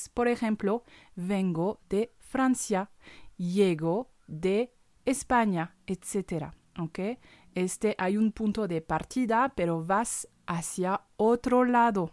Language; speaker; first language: Spanish; non-native, fluent; French